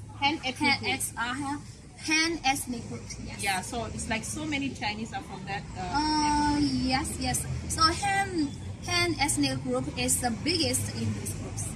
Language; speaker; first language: English; non-native, learner; Chinese